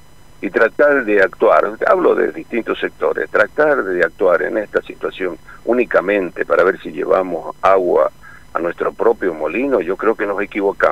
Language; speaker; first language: Spanish; native; Spanish